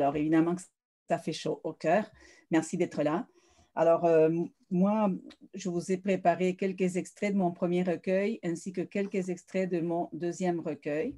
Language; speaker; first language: French; early bilingual, other home language; Spanish